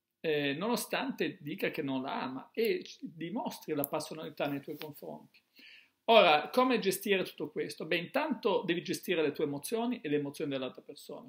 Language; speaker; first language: Italian; native; Italian